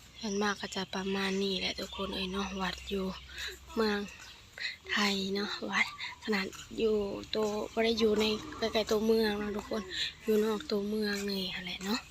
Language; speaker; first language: Thai; non-native, local second language; Lao